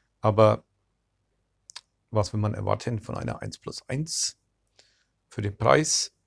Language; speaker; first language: German; non-native, fluent; Turkish